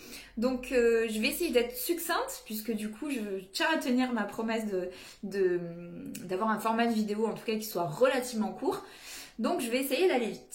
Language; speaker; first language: French; native; French